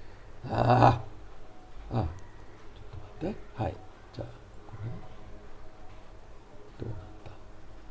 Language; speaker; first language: Japanese; non-native, fluent; English